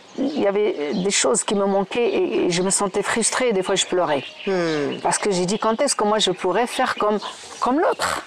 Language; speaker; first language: French; non-native, local second language; Arabic